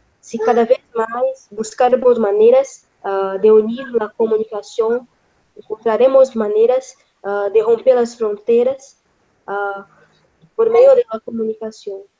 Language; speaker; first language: Portuguese; non-native, fluent; Spanish